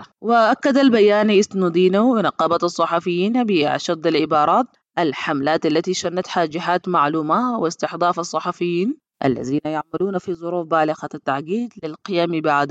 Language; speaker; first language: Arabic; native; Arabic